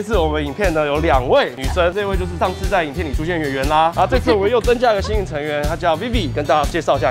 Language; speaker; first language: Chinese; native; Chinese